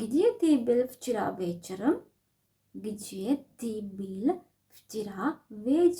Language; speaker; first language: Russian; non-native, fluent; Sinhala